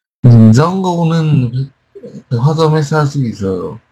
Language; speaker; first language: Korean; non-native, learner; Chinese